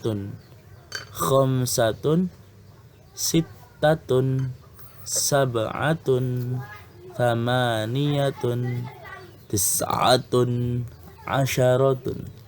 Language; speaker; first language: Arabic; non-native, fluent; Indonesian